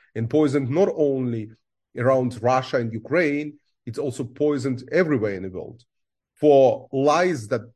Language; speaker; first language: English; non-native, fluent; Russian